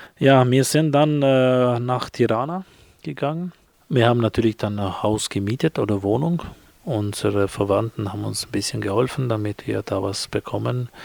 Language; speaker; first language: German; non-native, fluent; Albanian